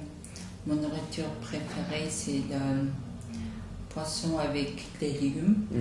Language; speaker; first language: French; non-native, fluent; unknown